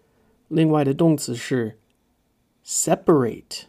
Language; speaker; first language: Chinese; non-native, fluent; English